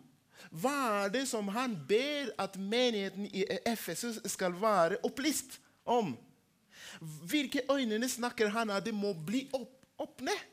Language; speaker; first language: Norwegian; non-native, fluent; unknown